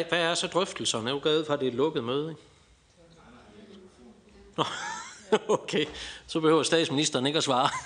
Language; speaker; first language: Danish; native; Danish